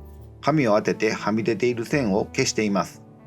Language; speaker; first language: Japanese; native; Japanese